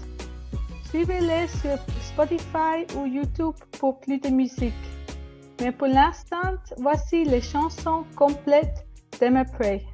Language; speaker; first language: French; non-native, learner; Spanish